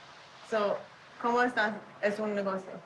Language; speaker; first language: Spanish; non-native, learner; English